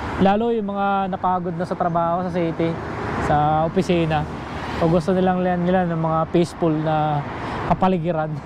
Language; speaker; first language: Filipino; native; Filipino